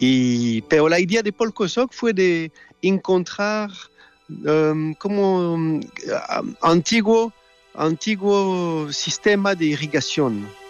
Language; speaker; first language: Spanish; non-native, fluent; French